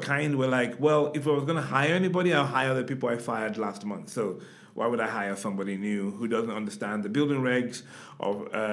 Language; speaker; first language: English; non-native, local second language; Yoruba